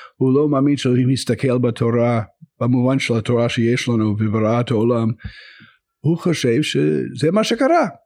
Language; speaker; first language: Hebrew; non-native, fluent; English